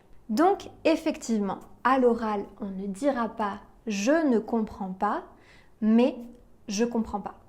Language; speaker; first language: French; native; French